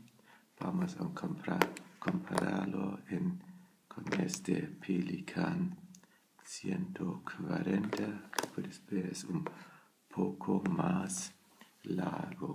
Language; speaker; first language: Spanish; non-native, learner; German